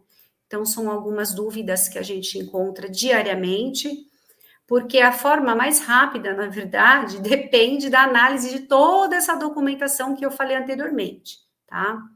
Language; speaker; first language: Portuguese; native; Portuguese